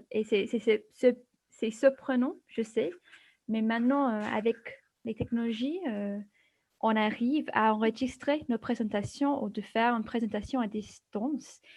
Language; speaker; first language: French; non-native, fluent; English